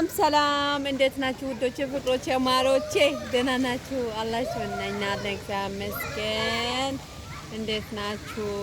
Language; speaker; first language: Amharic; non-native, local second language; Wolaytta